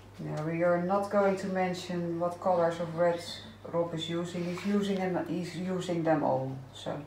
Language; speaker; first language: English; non-native, fluent; Dutch